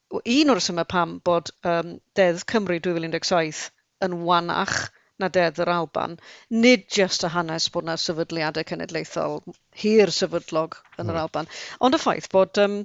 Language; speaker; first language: Welsh; native; Welsh